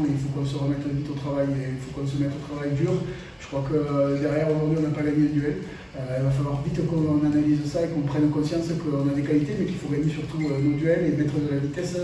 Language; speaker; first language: French; native; French